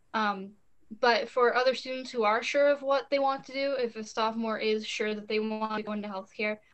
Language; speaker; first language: English; native; English